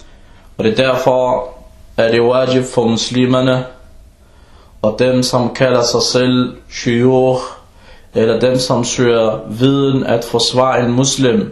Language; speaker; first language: Danish; early bilingual, other home language; Arabic